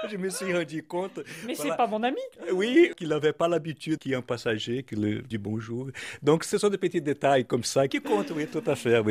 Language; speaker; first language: French; non-native, fluent; Portuguese